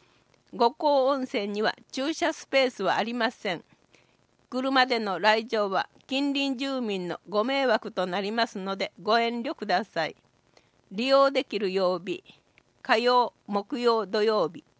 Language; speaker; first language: Japanese; native; Japanese